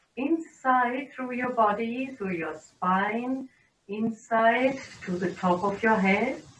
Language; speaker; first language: English; non-native, fluent; German